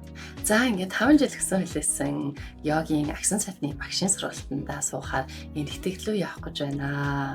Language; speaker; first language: Mongolian; native; Mongolian